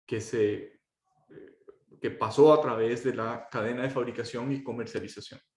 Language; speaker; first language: Spanish; native; Spanish